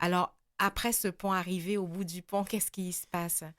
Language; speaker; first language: French; native; French